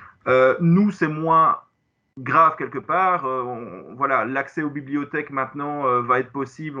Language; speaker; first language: French; native; French